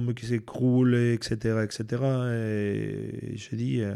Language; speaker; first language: French; non-native, fluent; Spanish